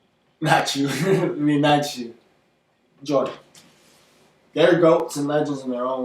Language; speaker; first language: English; native; English